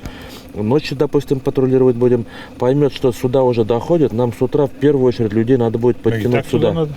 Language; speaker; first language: Russian; native; Russian